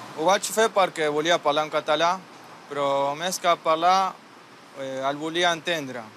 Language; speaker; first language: Catalan; non-native, fluent; Spanish